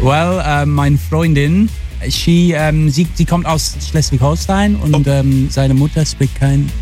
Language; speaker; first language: German; non-native, learner; English